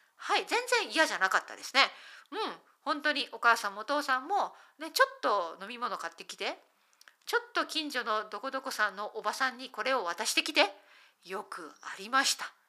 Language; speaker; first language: Japanese; native; Japanese